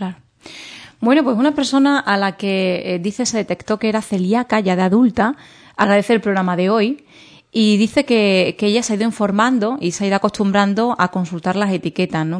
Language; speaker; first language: Spanish; native; Spanish